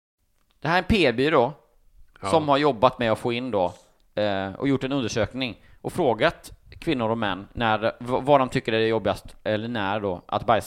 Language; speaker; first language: Swedish; native; Swedish